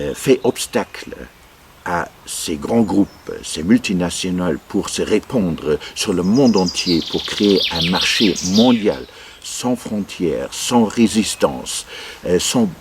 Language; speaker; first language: French; non-native, local second language; Luxembourgish